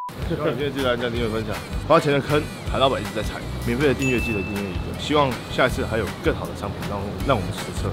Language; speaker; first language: Chinese; native; Chinese